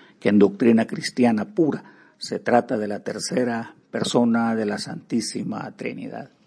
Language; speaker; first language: Spanish; native; Spanish